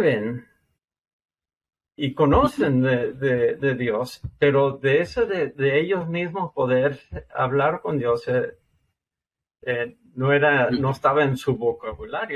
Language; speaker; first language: Spanish; non-native, fluent; English